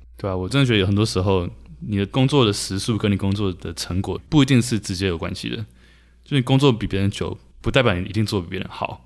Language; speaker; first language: Chinese; native; Chinese